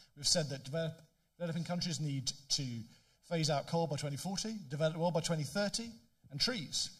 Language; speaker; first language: English; native; English